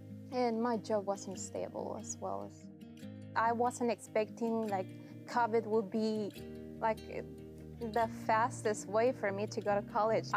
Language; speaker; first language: English; non-native, fluent; Spanish